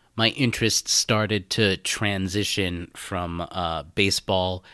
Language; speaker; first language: English; native; English